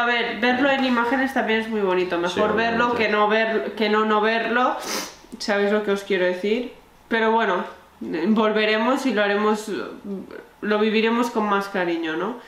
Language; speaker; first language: Spanish; native; Spanish